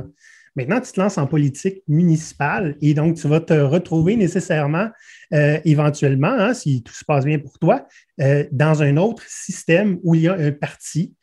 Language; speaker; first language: French; native; French